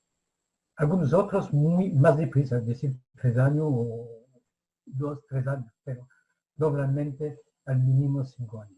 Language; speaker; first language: Spanish; non-native, fluent; French